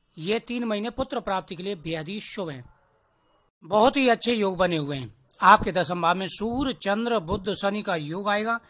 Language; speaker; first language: Hindi; native; Hindi